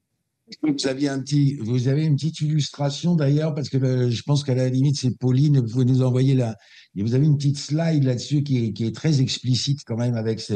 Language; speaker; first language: French; native; French